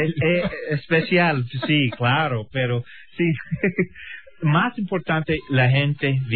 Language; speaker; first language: Spanish; non-native, learner; English